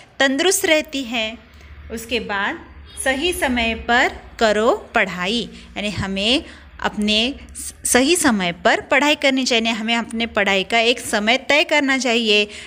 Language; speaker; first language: Hindi; non-native, local second language; Marathi